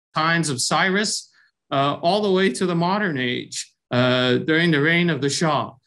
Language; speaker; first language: English; early bilingual, other home language; Persian